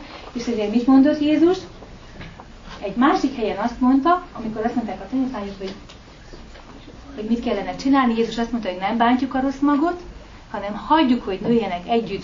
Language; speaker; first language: Hungarian; native; Hungarian